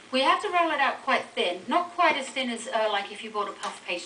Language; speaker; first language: English; native; English